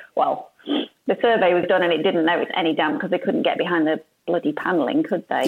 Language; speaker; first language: English; native; English